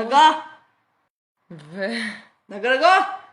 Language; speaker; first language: Korean; non-native, learner; Turkish